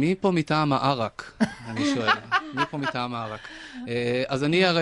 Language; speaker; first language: Hebrew; native; Hebrew